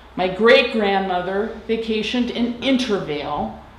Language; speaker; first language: English; native; English